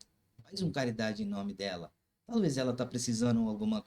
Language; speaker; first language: Portuguese; non-native, learner; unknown